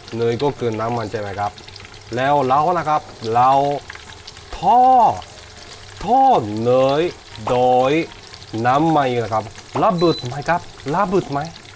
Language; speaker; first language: Thai; non-native, learner; Japanese